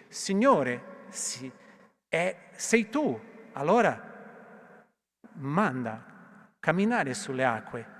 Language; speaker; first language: Italian; non-native, learner; Portuguese